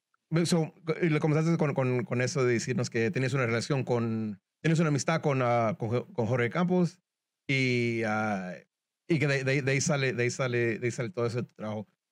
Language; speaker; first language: Spanish; early bilingual, heritage; Spanish